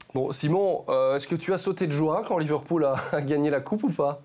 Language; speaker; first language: French; native; French